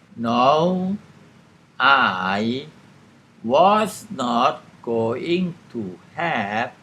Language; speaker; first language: English; non-native, fluent; Thai